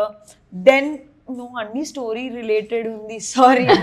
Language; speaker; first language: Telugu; non-native, learner; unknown